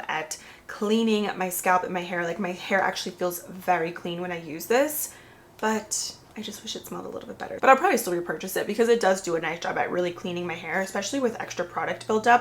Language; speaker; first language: English; native; English